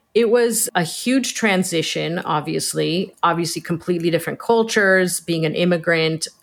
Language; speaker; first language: English; early bilingual, other home language; Hebrew